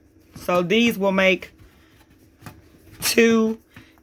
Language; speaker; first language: English; native; English